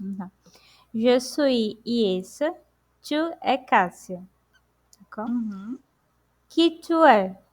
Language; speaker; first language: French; non-native, fluent; Portuguese